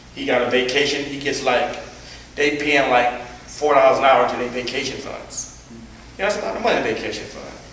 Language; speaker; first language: English; native; English